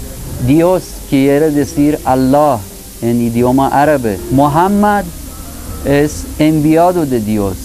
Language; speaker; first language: Spanish; non-native, fluent; Persian